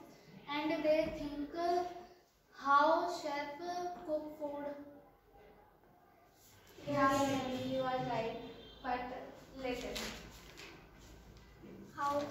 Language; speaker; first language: English; non-native, learner; Hindi